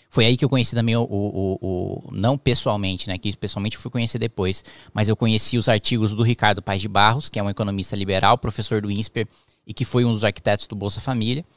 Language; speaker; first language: Portuguese; native; Portuguese